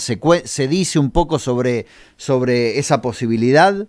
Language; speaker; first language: Spanish; native; Spanish